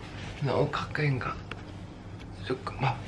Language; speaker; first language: Korean; non-native, fluent; Thai